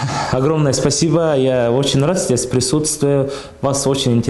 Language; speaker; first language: Russian; non-native, local second language; Kyrgyz